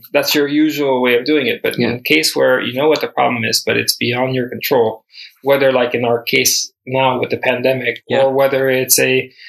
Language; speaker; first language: English; early bilingual, other home language; Spanish